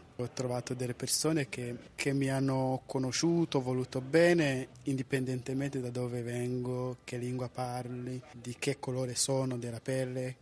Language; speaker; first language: Italian; non-native, fluent; Kinyarwanda